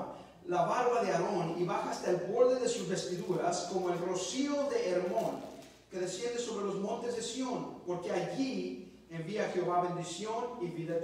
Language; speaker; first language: Spanish; early bilingual, heritage; English